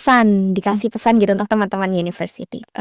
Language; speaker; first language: Indonesian; native; Indonesian